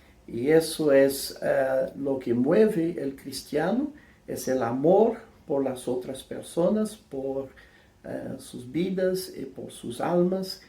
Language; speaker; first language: Spanish; non-native, fluent; English